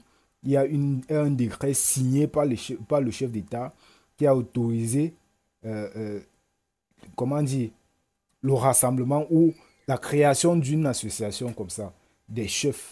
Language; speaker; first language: French; native; French